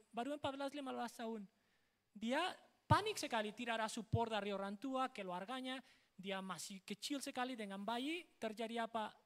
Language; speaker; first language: Indonesian; non-native, fluent; Spanish